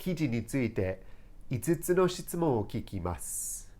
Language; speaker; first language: Japanese; non-native, fluent; English